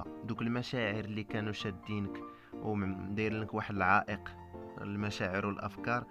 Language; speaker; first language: Arabic; native; Arabic